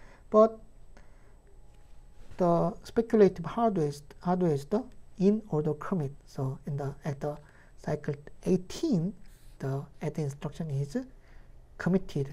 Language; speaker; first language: English; non-native, fluent; Korean